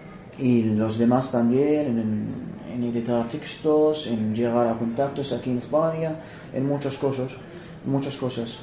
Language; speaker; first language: Spanish; non-native, fluent; Arabic